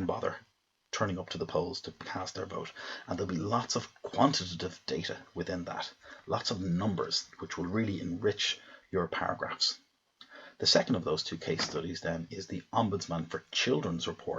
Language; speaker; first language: English; native; English